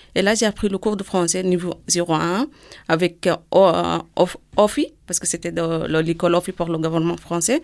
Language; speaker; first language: French; non-native, learner; Arabic